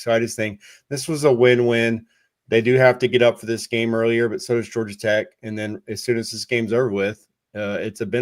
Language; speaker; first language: English; native; English